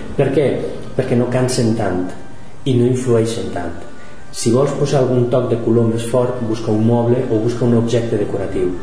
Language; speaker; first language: Catalan; non-native, local second language; Spanish